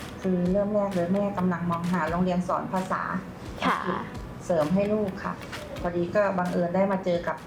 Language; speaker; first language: Thai; native; Thai